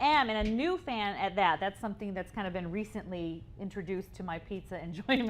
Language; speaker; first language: English; native; English